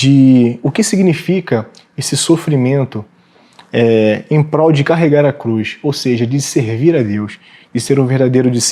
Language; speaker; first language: Portuguese; native; Portuguese